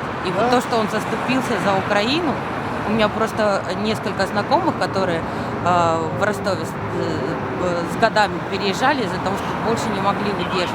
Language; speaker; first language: Russian; native; Russian